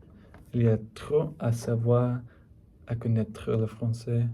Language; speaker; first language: French; non-native, learner; English